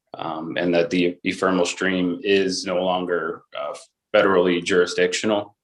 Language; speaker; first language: English; native; English